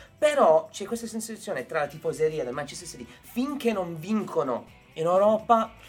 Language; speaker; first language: Italian; non-native, fluent; English